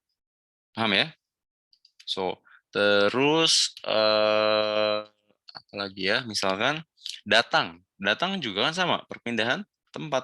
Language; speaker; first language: Indonesian; native; Indonesian